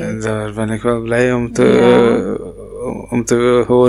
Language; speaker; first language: Dutch; non-native, local second language; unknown